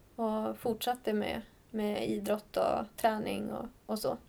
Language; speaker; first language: Swedish; native; Swedish